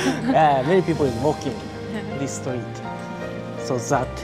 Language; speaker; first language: English; non-native, learner; Japanese